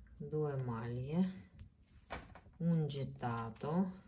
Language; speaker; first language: Italian; non-native, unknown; Ukrainian